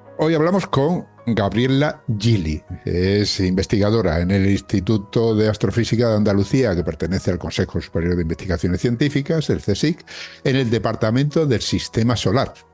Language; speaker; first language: Spanish; native; Spanish